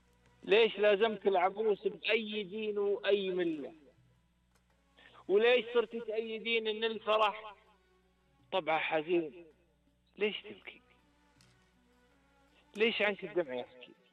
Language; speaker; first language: Arabic; native; Arabic